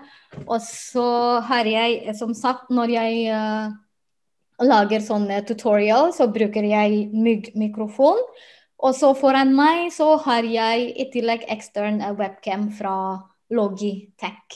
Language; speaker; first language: Norwegian; non-native, fluent; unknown